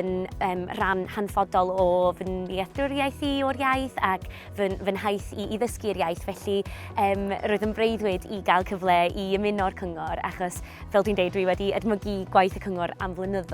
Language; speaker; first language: Welsh; non-native, fluent; English